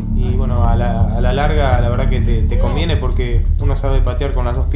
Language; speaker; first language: Spanish; native; Spanish